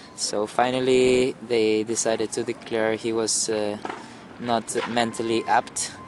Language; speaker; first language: English; non-native, fluent; Spanish